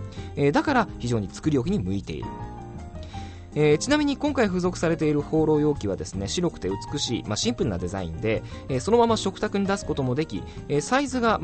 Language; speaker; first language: Japanese; native; Japanese